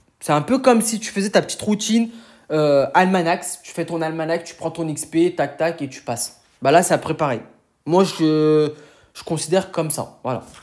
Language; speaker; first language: French; native; French